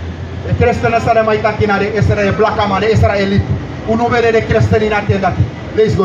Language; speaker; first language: Dutch; non-native, local second language; Sranan Tongo